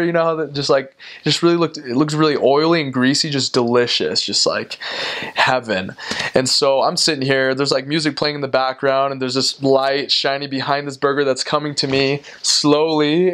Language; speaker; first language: English; native; English